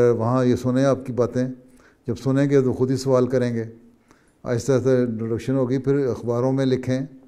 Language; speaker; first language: Urdu; native; Urdu